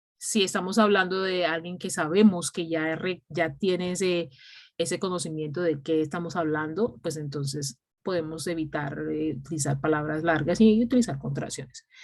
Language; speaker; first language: Spanish; non-native, local second language; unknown